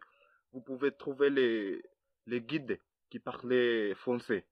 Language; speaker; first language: French; non-native, learner; Swahili